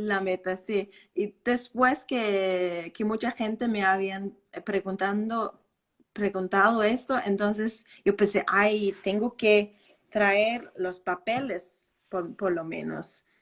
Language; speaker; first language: Spanish; non-native, fluent; Danish